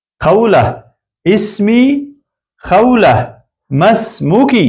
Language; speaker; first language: Arabic; non-native, fluent; Persian